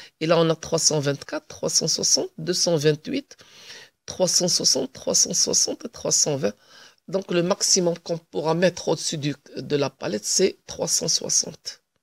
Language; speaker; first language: French; non-native, local second language; Arabic